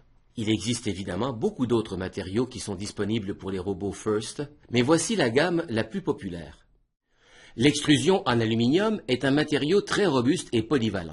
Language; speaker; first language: French; native; French